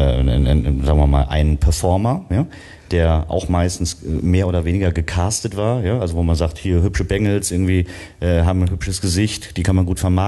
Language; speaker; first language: German; native; German